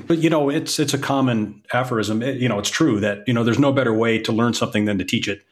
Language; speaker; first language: English; native; English